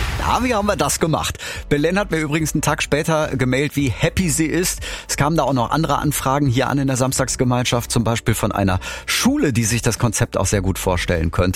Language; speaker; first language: German; native; German